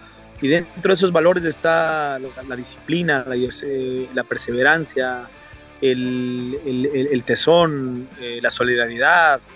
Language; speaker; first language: Spanish; native; Spanish